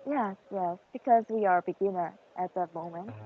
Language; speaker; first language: English; non-native, learner; Korean